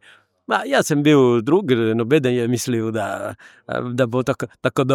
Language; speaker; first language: Slovenian; non-native, learner; Italian